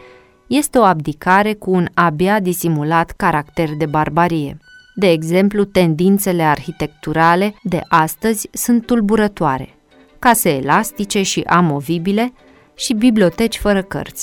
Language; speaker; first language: Romanian; native; Romanian